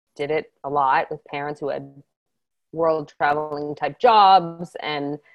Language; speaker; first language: English; native; English